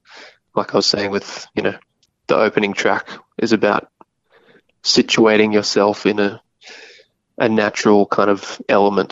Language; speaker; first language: English; native; English